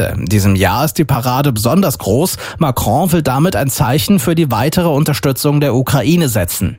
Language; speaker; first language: German; native; German